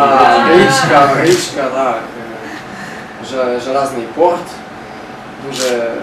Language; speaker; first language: Ukrainian; non-native, learner; Polish